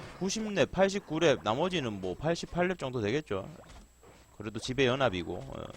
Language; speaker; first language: Korean; native; Korean